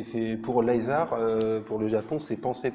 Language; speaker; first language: French; native; French